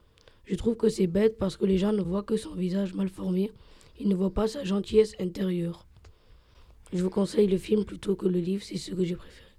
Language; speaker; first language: French; native; French